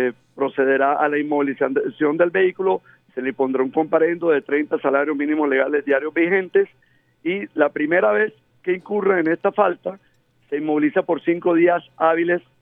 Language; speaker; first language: Spanish; native; Spanish